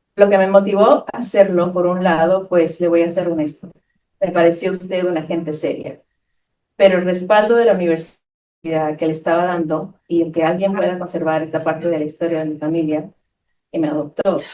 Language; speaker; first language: Spanish; early bilingual, other home language; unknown